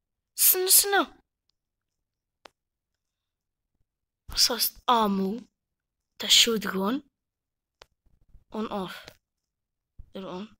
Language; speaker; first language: Arabic; native; Arabic